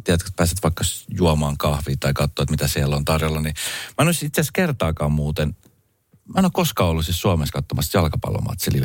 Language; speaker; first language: Finnish; early bilingual, other home language; Spanish